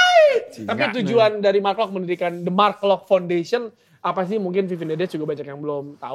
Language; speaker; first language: Indonesian; native; Indonesian